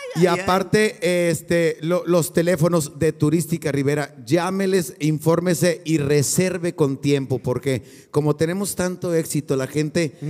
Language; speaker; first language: Spanish; native; Spanish